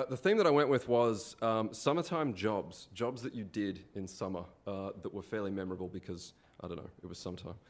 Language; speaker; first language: English; native; English